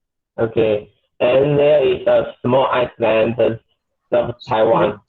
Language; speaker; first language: English; non-native, learner; Chinese